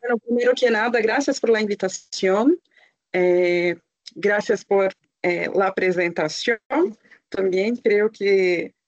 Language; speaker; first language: Spanish; non-native, fluent; Portuguese